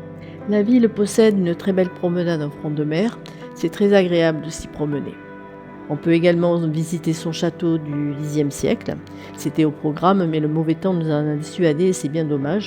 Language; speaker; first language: French; native; French